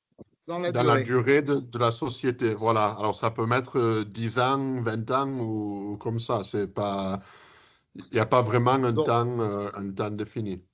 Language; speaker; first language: French; early bilingual, heritage; English